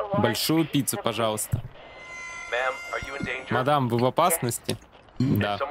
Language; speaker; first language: Russian; native; Russian